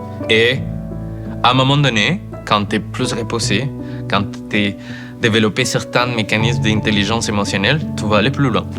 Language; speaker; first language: French; non-native, fluent; Spanish